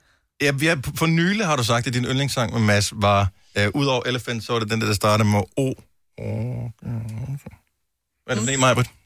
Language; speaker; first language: Danish; native; Danish